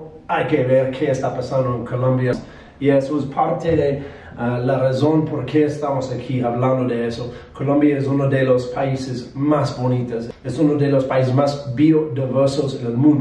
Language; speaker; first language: Spanish; non-native, learner; English